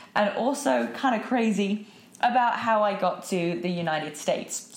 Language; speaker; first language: English; native; English